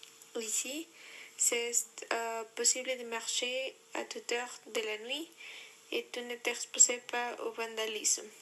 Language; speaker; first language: French; non-native, learner; Spanish